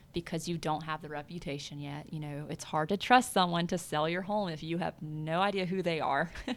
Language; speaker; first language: English; native; English